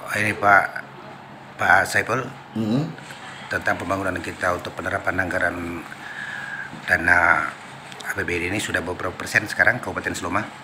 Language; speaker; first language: Indonesian; native; Indonesian